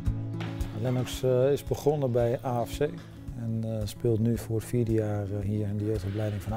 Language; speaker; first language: Dutch; native; Dutch